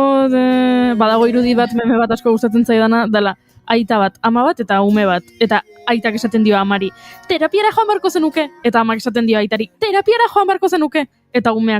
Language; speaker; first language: Basque; native; Basque